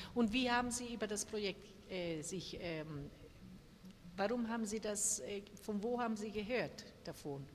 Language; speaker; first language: German; non-native, fluent; Spanish